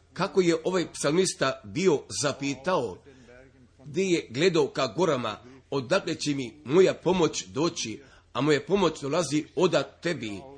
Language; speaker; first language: Serbian; early bilingual, heritage; Serbian